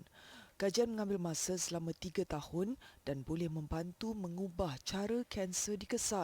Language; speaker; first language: Malay; native; Malay